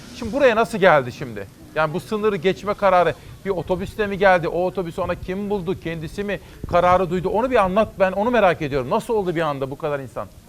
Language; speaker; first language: Turkish; native; Turkish